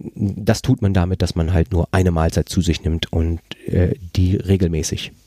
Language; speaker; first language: German; non-native, fluent; Spanish